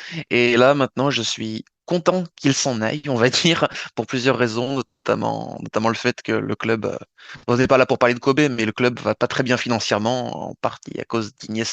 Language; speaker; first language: French; native; French